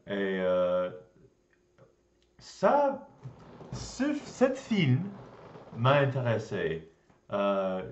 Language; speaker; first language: French; non-native, learner; English